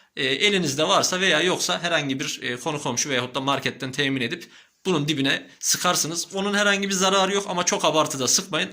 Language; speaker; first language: Turkish; native; Turkish